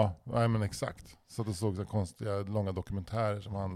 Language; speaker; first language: Swedish; native; Swedish